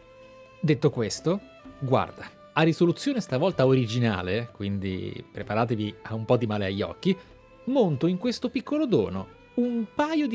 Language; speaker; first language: Italian; native; Italian